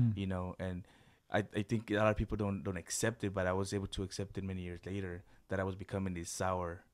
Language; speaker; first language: English; early bilingual, other home language; Spanish